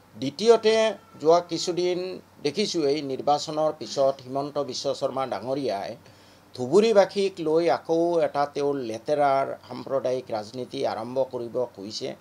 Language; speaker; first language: Assamese; non-native, local second language; Bangla